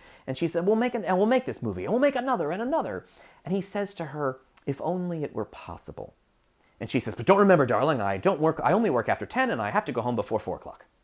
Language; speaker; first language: English; native; English